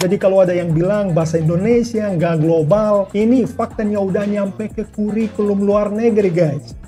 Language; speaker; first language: Indonesian; non-native, fluent; Russian